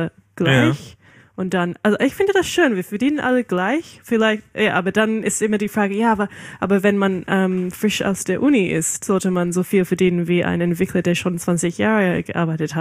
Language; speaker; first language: German; non-native, fluent; English